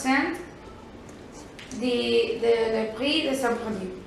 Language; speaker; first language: French; non-native, learner; Spanish